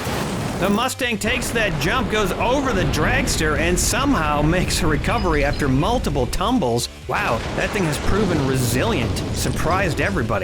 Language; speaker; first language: English; native; English